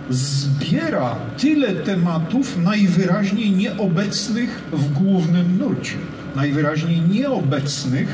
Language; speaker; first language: Polish; native; Polish